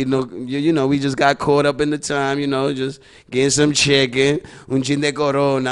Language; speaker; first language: English; early bilingual, other home language; Spanish